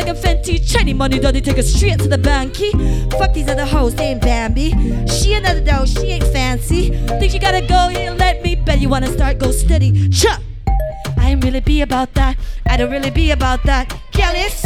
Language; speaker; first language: English; native; English